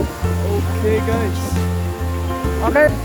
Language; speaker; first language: English; non-native, learner; Thai